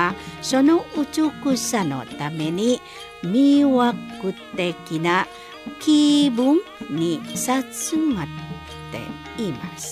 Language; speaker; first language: Japanese; non-native, fluent; Indonesian